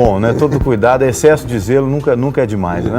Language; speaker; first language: Portuguese; native; Portuguese